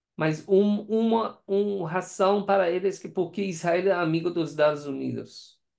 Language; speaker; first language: Portuguese; non-native, learner; Persian